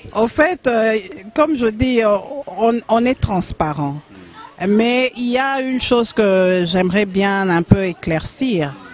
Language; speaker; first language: French; non-native, local second language; Lingala